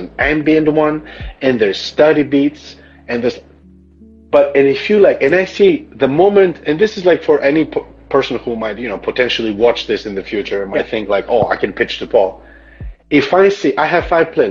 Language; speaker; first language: English; non-native, fluent; Greek